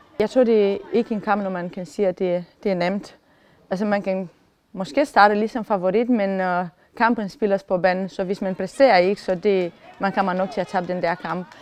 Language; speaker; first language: Danish; non-native, fluent; Romanian